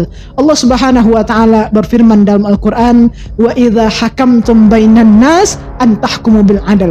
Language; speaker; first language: Indonesian; native; Indonesian